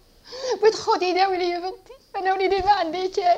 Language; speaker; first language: Arabic; native; Arabic